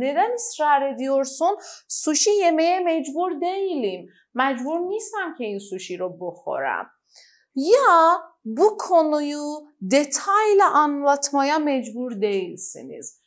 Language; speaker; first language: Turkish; non-native, fluent; Persian